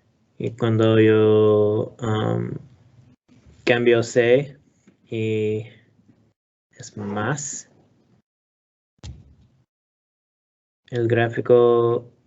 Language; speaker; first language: Spanish; non-native, learner; English